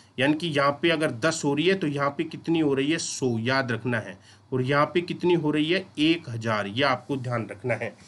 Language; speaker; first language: Hindi; native; Hindi